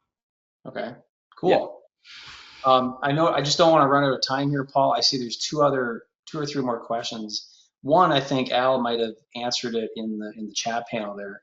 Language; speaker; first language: English; native; English